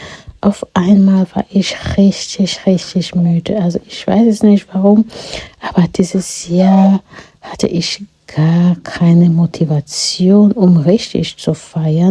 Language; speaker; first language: German; non-native, fluent; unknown